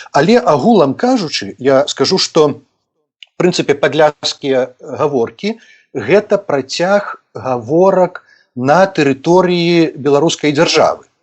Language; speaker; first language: Belarusian; native; Belarusian